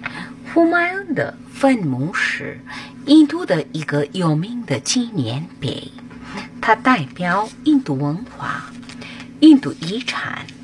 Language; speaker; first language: Chinese; non-native, fluent; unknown